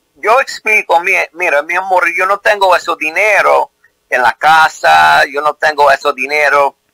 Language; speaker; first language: Spanish; non-native, learner; English